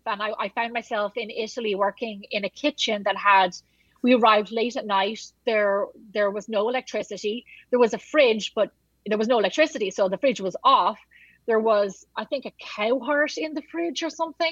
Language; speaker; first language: English; native; English